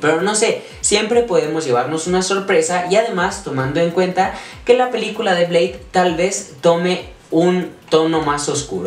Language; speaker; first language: Spanish; native; Spanish